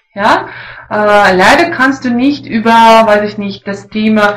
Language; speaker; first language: German; non-native, learner; Russian